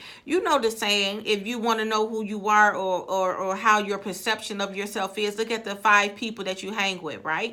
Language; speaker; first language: English; native; English